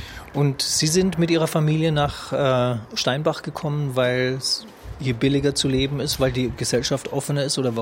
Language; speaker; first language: German; native; German